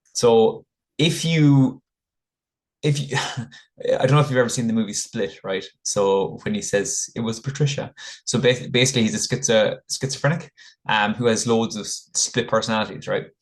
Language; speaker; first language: English; native; English